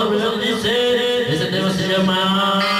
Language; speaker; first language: Spanish; native; Spanish